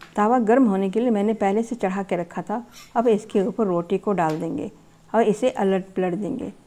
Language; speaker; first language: Hindi; native; Hindi